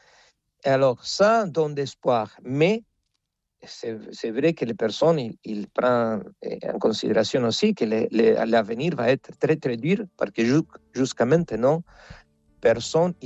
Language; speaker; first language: French; non-native, fluent; Spanish